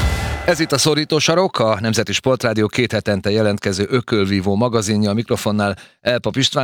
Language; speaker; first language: Hungarian; native; Hungarian